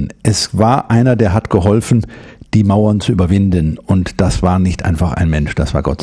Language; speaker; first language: German; native; German